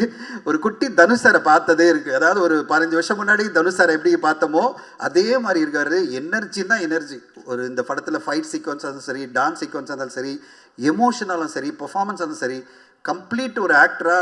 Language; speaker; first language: Tamil; native; Tamil